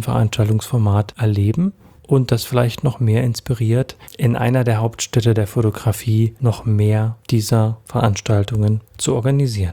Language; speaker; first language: German; native; German